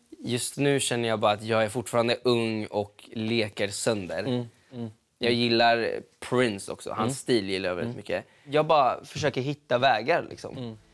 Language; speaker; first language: Swedish; early bilingual, other home language; Spanish